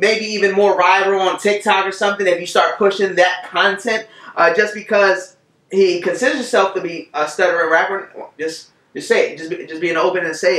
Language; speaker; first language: English; native; English